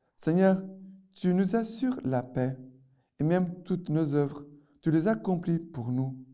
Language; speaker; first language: French; non-native, fluent; Portuguese